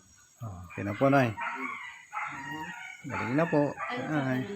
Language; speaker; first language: Filipino; native; Filipino